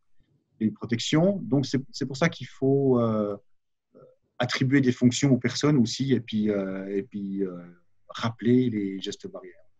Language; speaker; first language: French; native; French